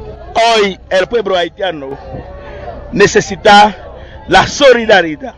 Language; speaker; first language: Spanish; non-native, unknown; Haitian Creole